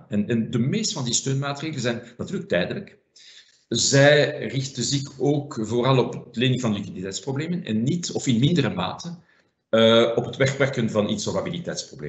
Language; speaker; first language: Dutch; non-native, fluent; French